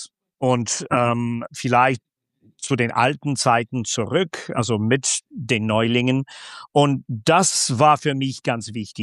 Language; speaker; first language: German; non-native, fluent; English